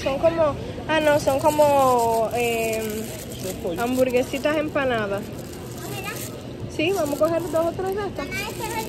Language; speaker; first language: Spanish; native; Spanish